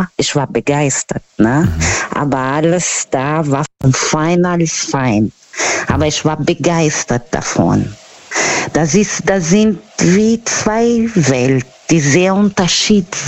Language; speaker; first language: German; non-native, learner; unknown